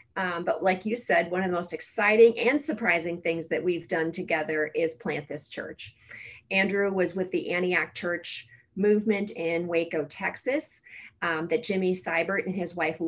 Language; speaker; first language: English; native; English